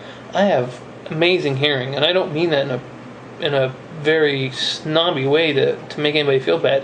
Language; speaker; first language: English; native; English